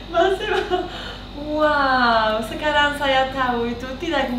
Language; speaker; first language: Indonesian; non-native, learner; Polish